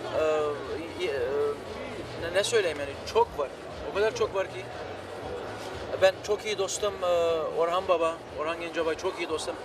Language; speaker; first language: Turkish; early bilingual, heritage; Turkish